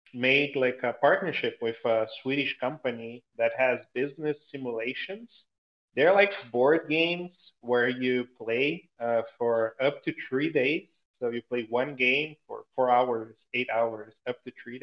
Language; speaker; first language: English; non-native, fluent; Portuguese